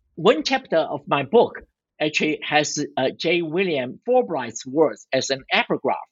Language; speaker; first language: English; non-native, fluent; Chinese